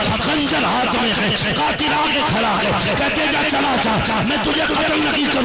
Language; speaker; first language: Hindi; native; Hindi